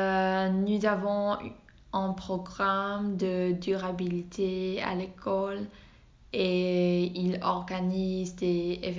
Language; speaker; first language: French; non-native, learner; English